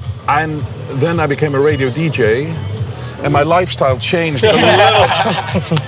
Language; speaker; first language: English; non-native, fluent; Dutch